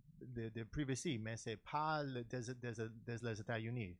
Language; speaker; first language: French; non-native, learner; English